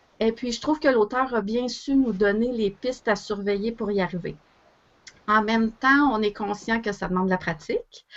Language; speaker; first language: French; native; French